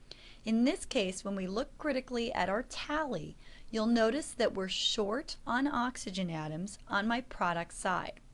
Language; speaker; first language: English; native; English